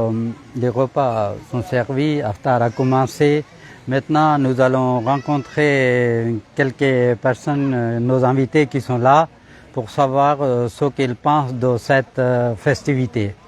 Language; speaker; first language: French; non-native, fluent; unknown